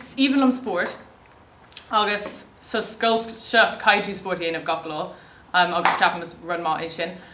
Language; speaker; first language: Irish; non-native, local second language; English